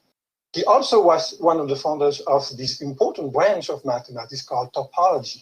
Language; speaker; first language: English; non-native, fluent; French